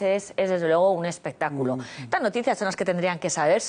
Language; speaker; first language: Spanish; native; Spanish